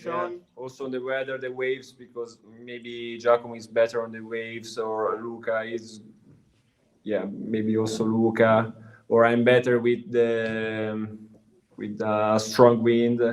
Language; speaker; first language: English; non-native, learner; Italian